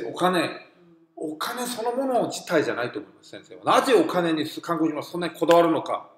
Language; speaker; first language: Japanese; non-native, fluent; Korean